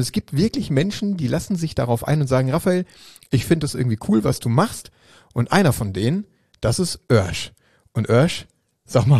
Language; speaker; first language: German; native; German